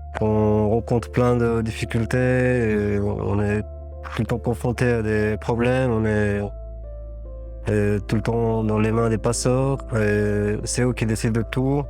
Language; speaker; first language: French; non-native, fluent; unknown